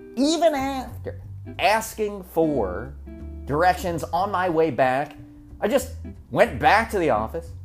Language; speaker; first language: English; native; English